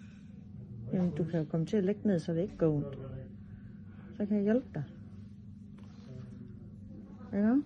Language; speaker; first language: Danish; native; Danish